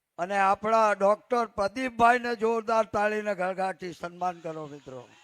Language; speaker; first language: Gujarati; non-native, local second language; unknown